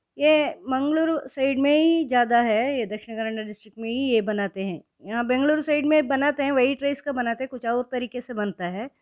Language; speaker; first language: Hindi; non-native, local second language; Kannada